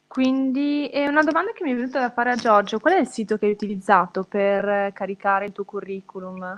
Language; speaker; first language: Italian; native; Italian